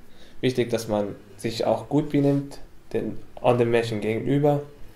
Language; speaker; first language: German; non-native, local second language; Arabic